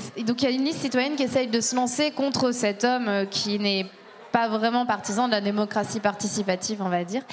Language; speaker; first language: French; native; French